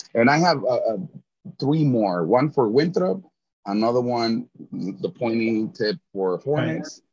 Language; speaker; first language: English; early bilingual, other home language; Spanish